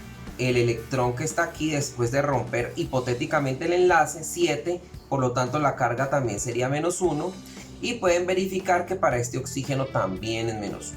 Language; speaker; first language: Spanish; native; Spanish